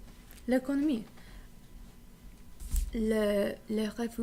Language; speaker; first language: French; non-native, learner; English